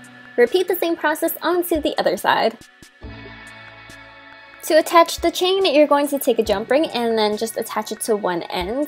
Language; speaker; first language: English; native; English